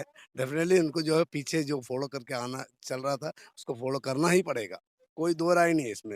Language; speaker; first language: Hindi; native; Hindi